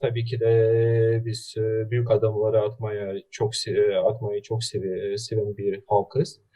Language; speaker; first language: Turkish; non-native, fluent; Russian